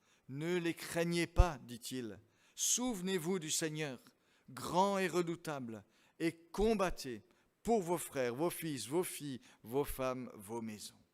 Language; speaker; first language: French; native; French